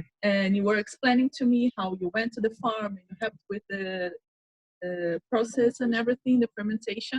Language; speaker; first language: English; non-native, fluent; Portuguese